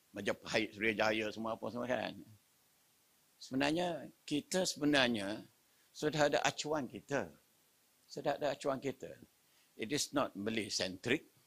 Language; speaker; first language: Malay; native; Malay